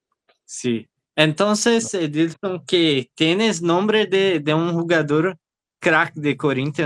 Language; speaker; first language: Spanish; non-native, learner; Portuguese